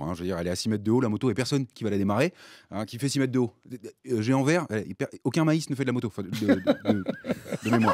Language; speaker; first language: French; native; French